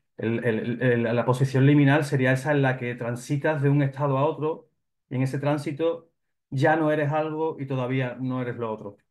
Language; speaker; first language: Spanish; native; Spanish